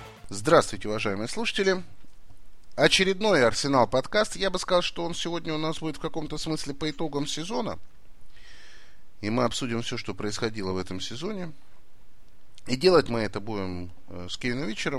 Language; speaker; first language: Russian; native; Russian